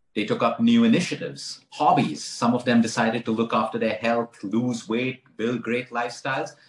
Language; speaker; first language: English; non-native, local second language; Konkani